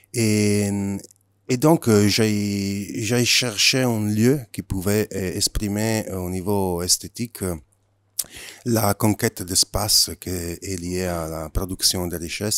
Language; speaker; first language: French; non-native, fluent; Italian